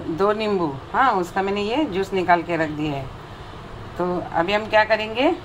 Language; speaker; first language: Hindi; non-native, local second language; Marathi